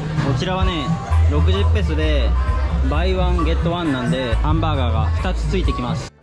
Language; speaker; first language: Japanese; native; Japanese